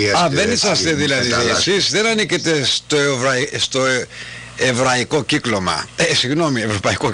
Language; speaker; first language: Greek; native; Greek